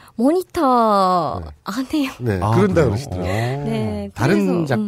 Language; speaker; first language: Korean; non-native, learner; Japanese